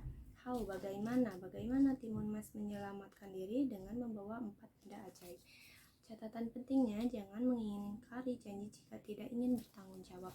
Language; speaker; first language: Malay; non-native, local second language; Sundanese